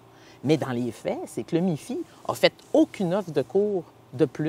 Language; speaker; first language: French; native; French